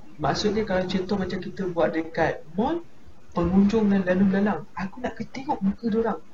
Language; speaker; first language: Malay; native; Malay